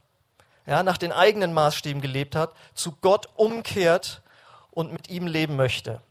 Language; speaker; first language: German; native; German